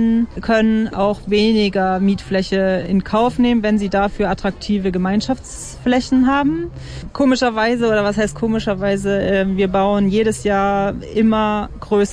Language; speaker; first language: German; native; German